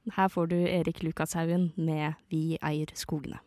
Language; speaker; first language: Norwegian; native; Norwegian